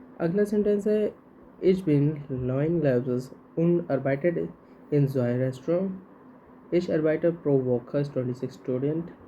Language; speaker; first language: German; non-native, learner; Hindi